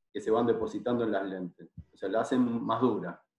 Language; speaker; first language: Spanish; native; Spanish